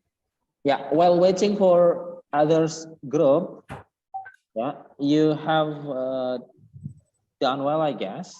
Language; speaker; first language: English; non-native, fluent; Indonesian